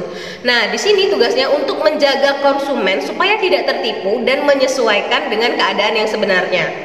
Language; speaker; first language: Indonesian; native; Indonesian